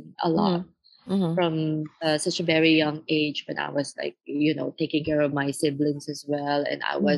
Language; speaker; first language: English; non-native, local second language; Filipino